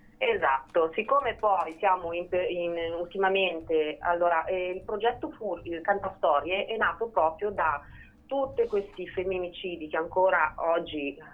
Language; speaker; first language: Italian; native; Italian